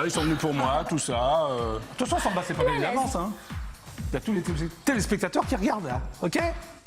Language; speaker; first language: French; native; French